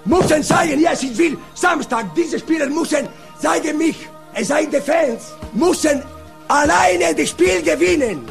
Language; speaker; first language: German; non-native, learner; Italian